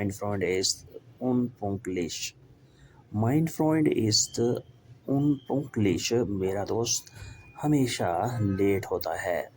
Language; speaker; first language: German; non-native, fluent; Urdu